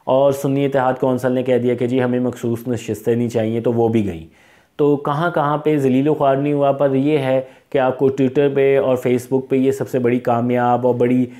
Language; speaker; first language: Urdu; non-native, local second language; Punjabi